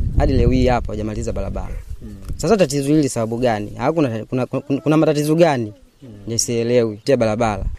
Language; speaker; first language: Swahili; non-native, local second language; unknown